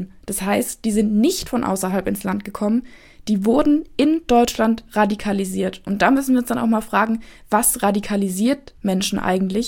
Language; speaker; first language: German; native; German